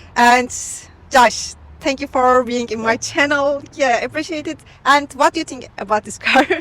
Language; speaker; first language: English; non-native, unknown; Turkish